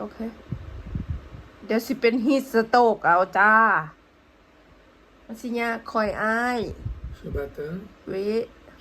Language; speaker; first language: French; non-native, learner; Thai